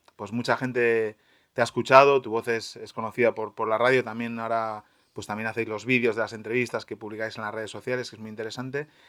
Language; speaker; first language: Spanish; native; Spanish